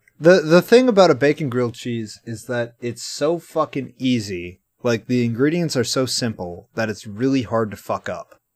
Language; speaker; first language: English; native; English